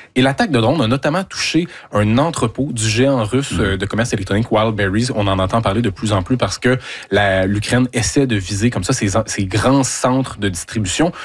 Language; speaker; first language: French; native; French